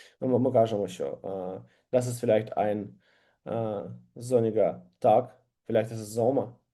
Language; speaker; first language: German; non-native, learner; Ukrainian